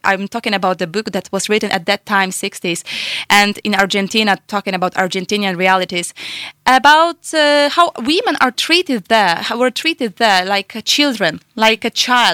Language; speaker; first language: English; non-native, fluent; Polish